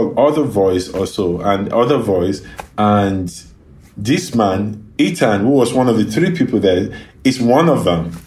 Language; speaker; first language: English; non-native, local second language; Yoruba